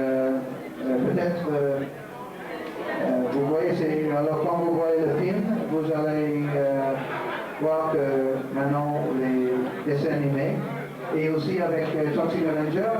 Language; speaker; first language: French; non-native, fluent; English